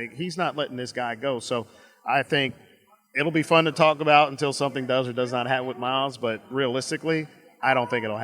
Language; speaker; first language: English; native; English